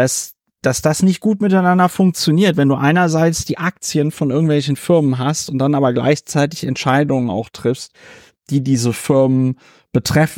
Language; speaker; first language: German; native; German